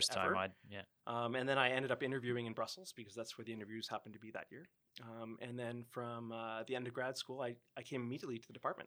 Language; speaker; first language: English; native; English